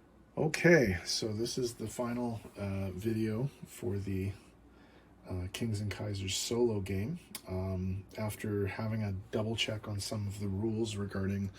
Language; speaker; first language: English; native; English